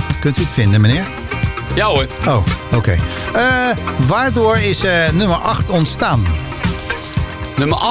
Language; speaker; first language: Dutch; native; Dutch